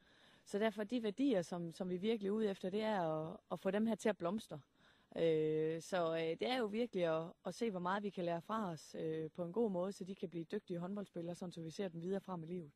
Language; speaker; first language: Danish; native; Danish